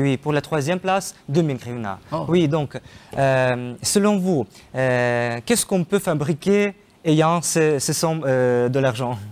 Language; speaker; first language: French; non-native, fluent; Ukrainian